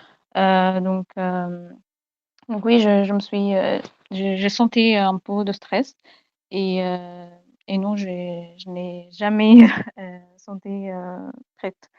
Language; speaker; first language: French; non-native, fluent; Arabic